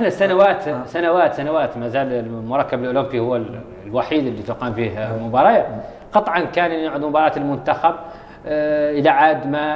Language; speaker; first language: Arabic; native; Arabic